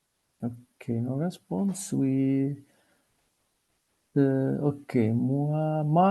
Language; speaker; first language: English; non-native, fluent; Italian